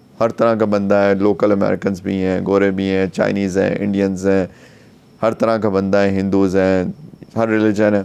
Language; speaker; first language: Urdu; native; Urdu